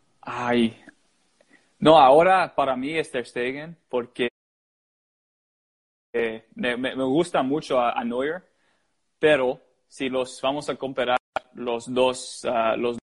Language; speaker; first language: Spanish; early bilingual, heritage; English